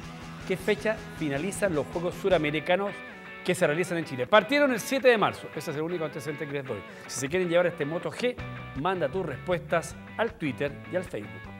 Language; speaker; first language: Spanish; native; Spanish